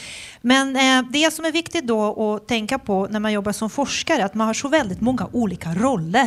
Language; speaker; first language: Swedish; non-native, fluent; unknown